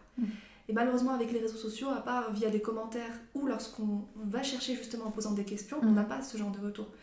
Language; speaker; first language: French; non-native, local second language; Arabic